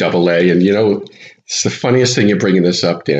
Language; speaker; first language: English; native; English